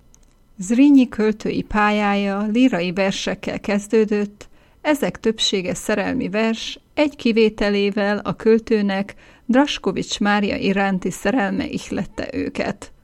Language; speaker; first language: Hungarian; native; Hungarian